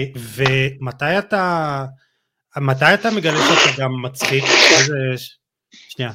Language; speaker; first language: Hebrew; native; Hebrew